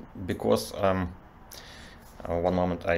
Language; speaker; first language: English; non-native, learner; Russian